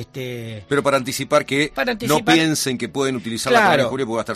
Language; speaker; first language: Spanish; native; Spanish